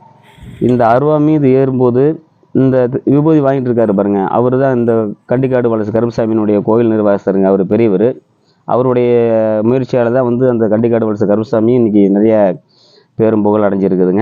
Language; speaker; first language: Tamil; native; Tamil